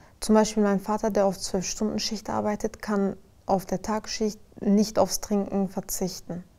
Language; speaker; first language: German; early bilingual, other home language; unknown